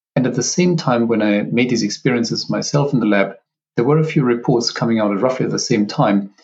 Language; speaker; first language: English; non-native, fluent; German